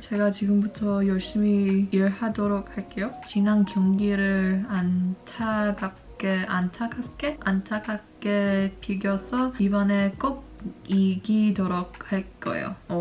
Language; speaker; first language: Korean; early bilingual, heritage; Korean